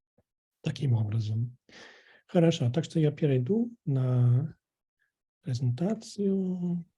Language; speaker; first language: Russian; non-native, fluent; English